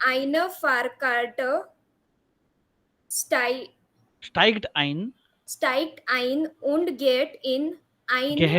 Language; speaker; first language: German; non-native, learner; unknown